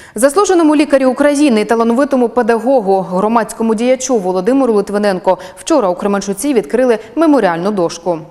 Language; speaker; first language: Ukrainian; native; Ukrainian